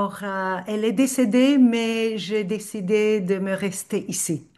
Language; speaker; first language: French; non-native, fluent; Turkish